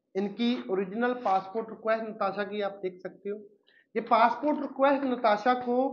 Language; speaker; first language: Hindi; non-native, local second language; Punjabi